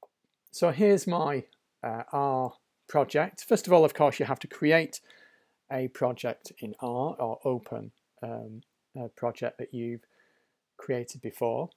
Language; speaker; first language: English; native; English